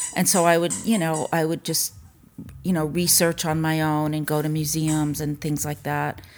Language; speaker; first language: English; native; English